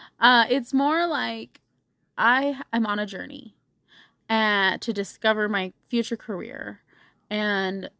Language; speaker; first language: English; native; English